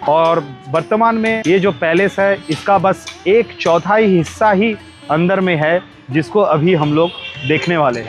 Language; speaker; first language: Hindi; non-native, local second language; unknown